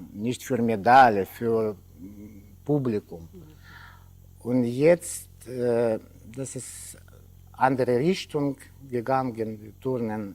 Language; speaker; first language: German; non-native, learner; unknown